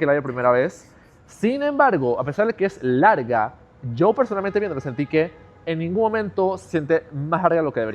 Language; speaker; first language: Spanish; native; Spanish